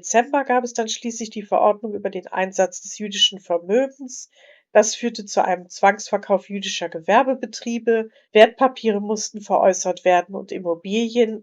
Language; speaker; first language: German; native; German